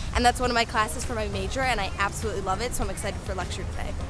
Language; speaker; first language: English; native; English